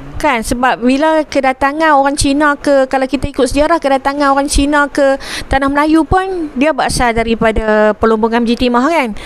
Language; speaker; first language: Malay; native; Malay